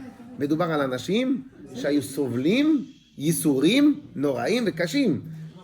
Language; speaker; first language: Hebrew; non-native, fluent; French